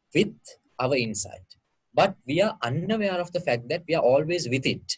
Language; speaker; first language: English; non-native, local second language; Sinhala